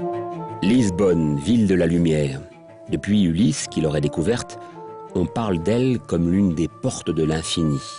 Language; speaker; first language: French; native; French